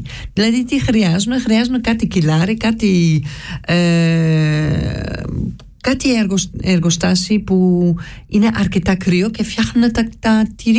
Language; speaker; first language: Greek; early bilingual, heritage; Greek